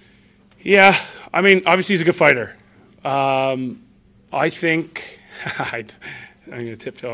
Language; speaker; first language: English; native; English